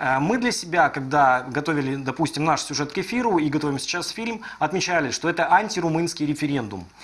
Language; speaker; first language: Russian; native; Russian